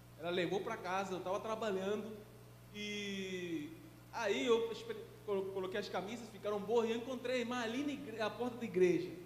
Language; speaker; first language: Portuguese; non-native, fluent; Spanish